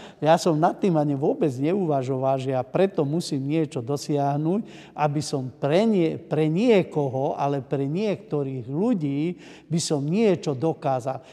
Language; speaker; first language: Slovak; non-native, local second language; Hungarian